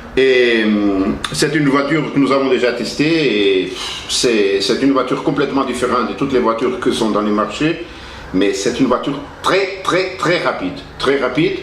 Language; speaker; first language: French; non-native, learner; Portuguese